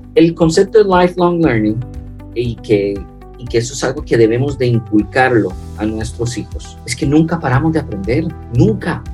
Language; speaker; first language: Spanish; non-native, fluent; French